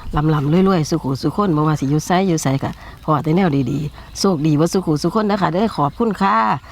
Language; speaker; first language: Thai; native; Thai